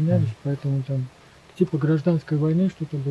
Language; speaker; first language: Russian; early bilingual, other home language; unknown